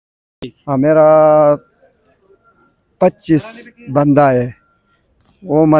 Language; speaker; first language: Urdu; non-native, local second language; Pashto